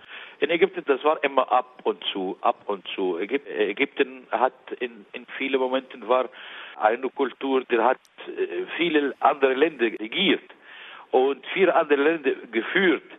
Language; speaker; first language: German; non-native, learner; Arabic